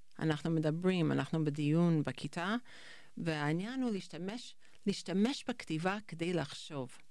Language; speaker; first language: Hebrew; non-native, fluent; English